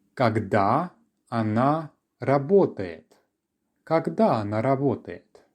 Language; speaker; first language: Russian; non-native, fluent; English